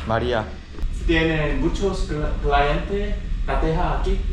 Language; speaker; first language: Spanish; non-native, learner; Korean